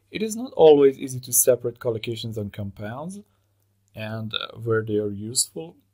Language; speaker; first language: English; non-native, fluent; Persian